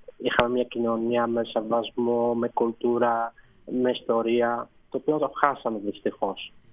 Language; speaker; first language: Greek; non-native, fluent; Persian